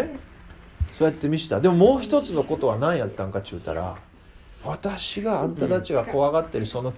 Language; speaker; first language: Japanese; native; Japanese